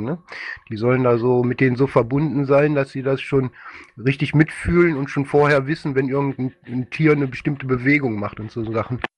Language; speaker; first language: German; native; German